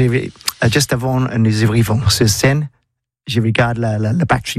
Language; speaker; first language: French; non-native, learner; English